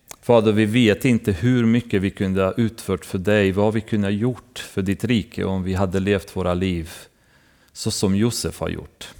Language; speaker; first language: Swedish; non-native, fluent; Romanian